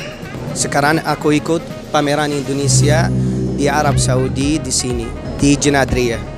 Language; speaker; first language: Indonesian; non-native, fluent; Arabic